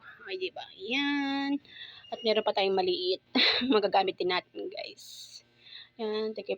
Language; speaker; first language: Filipino; native; Filipino